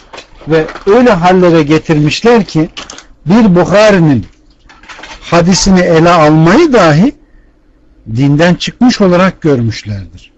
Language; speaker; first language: Turkish; native; Turkish